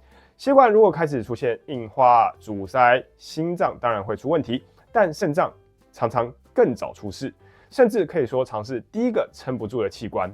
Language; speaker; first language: Chinese; native; Chinese